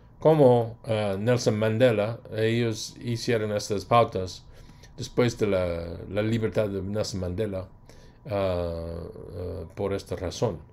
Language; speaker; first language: Spanish; non-native, fluent; English